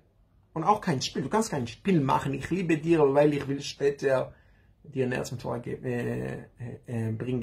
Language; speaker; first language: German; non-native, learner; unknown